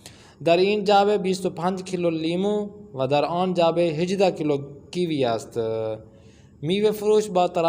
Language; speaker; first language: Persian; non-native, fluent; Urdu